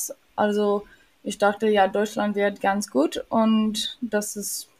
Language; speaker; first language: German; non-native, learner; English